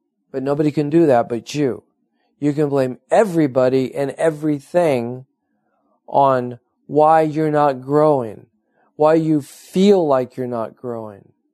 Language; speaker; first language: English; native; English